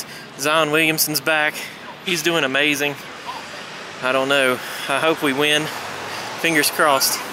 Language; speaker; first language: English; native; English